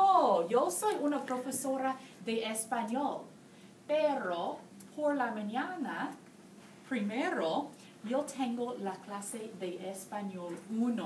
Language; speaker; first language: Spanish; non-native, learner; English